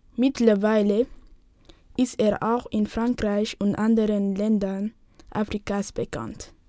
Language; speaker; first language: German; non-native, learner; Wolof